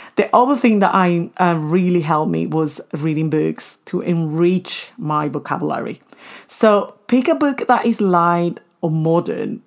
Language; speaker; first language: English; non-native, fluent; Spanish